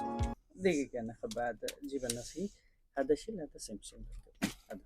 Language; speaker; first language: Arabic; non-native, learner; Bangla